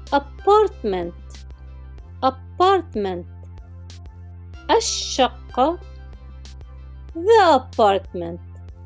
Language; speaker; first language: English; non-native, fluent; Arabic